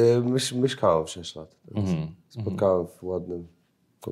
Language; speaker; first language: Polish; non-native, learner; English